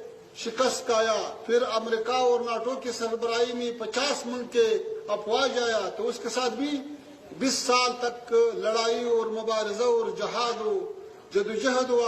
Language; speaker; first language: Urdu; non-native, fluent; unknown